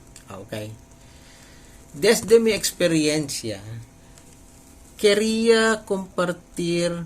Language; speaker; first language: Spanish; non-native, learner; Filipino